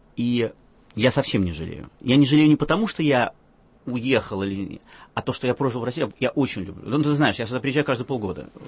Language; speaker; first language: Russian; early bilingual, other home language; Arabic